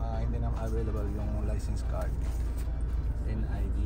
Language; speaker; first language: Filipino; non-native, learner; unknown